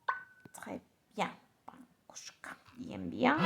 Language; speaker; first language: French; non-native, learner; Spanish